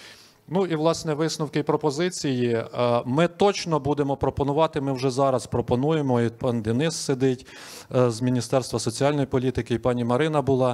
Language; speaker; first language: Ukrainian; native; Ukrainian